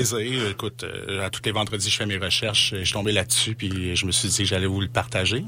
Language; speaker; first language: French; native; French